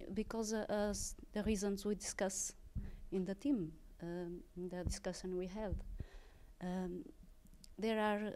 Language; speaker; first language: English; non-native, learner; Portuguese